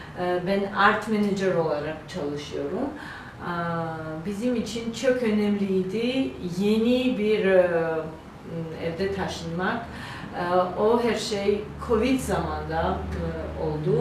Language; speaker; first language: Turkish; non-native, learner; Georgian